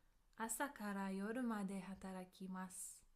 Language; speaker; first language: Japanese; non-native, fluent; English